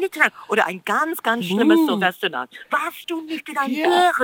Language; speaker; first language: German; non-native, fluent; English